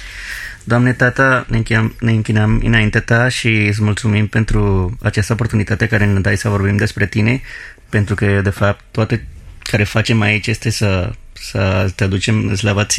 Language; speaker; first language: Romanian; non-native, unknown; Spanish